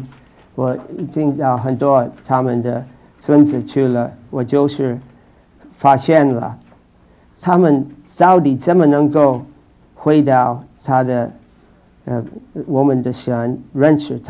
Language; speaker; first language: Chinese; non-native, fluent; English